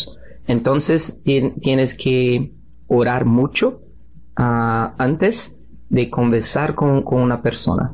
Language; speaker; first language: Spanish; non-native, learner; Portuguese